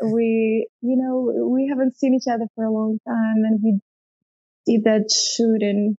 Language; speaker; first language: English; non-native, fluent; Russian